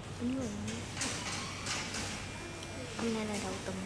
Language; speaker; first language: Vietnamese; native; Vietnamese